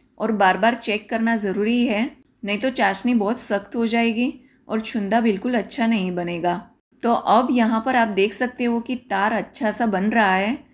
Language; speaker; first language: Hindi; non-native, local second language; Gujarati